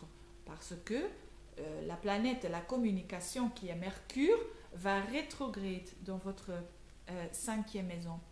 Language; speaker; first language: French; non-native, local second language; Dutch